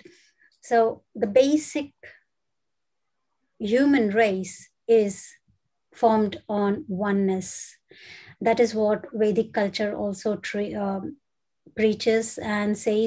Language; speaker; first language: English; non-native, local second language; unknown